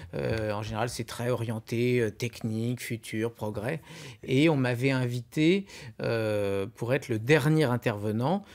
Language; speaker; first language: French; native; French